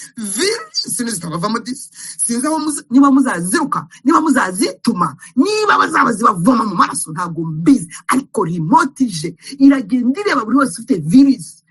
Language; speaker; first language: Kinyarwanda; native; Kinyarwanda